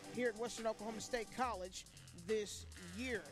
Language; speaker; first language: English; native; English